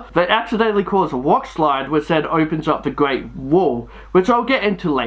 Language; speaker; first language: English; native; English